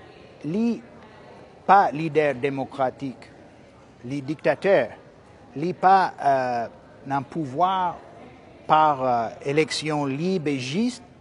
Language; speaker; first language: Haitian Creole; non-native, fluent; English